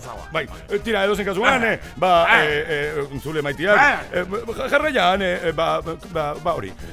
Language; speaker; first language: Basque; native; Basque